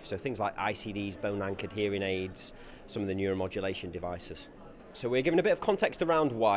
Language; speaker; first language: English; native; English